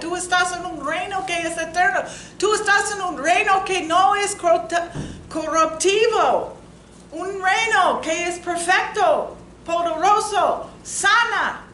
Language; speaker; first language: Spanish; non-native, learner; English